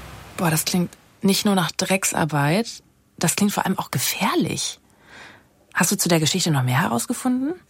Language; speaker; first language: German; native; German